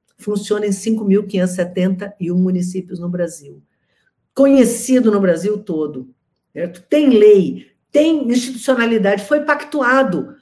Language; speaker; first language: Portuguese; native; Portuguese